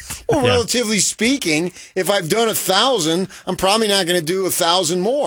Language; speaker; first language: English; native; English